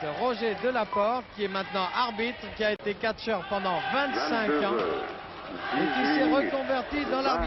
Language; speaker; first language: French; native; French